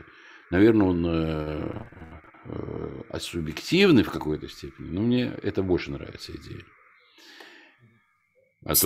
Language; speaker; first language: Russian; native; Russian